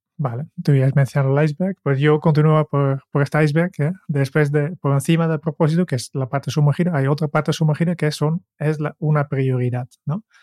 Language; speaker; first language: Spanish; non-native, fluent; Dutch